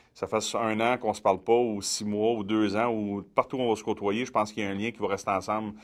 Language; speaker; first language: French; native; French